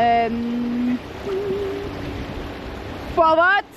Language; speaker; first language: German; non-native, learner; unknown